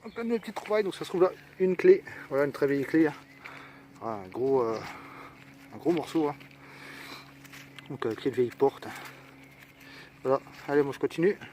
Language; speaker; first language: French; native; French